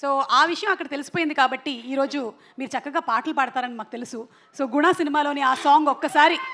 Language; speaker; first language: Telugu; native; Telugu